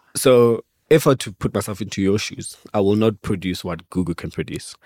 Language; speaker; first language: English; non-native, local second language; Venda